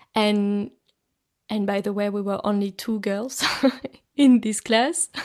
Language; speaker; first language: English; non-native, fluent; French